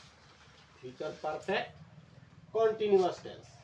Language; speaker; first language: Hindi; native; Hindi